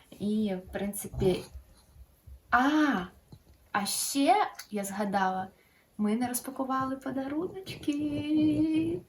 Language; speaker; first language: Ukrainian; non-native, local second language; Russian